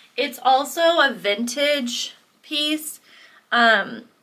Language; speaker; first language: English; native; English